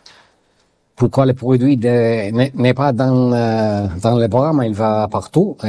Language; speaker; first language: French; non-native, learner; Italian